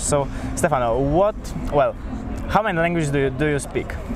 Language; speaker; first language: English; non-native, fluent; Polish